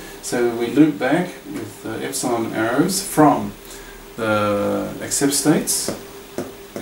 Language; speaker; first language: English; native; English